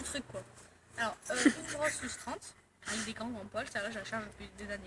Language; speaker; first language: French; native; French